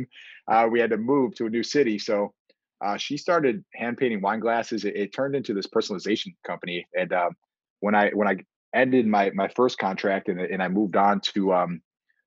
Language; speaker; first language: English; native; English